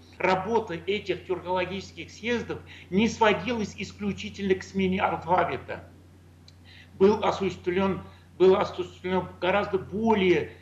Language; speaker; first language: Russian; non-native, local second language; Tatar